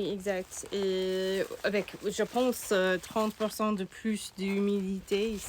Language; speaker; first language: French; non-native, learner; English